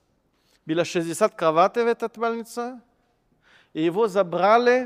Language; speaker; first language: Russian; non-native, fluent; French